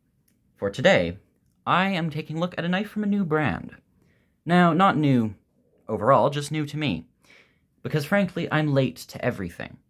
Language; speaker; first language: English; native; English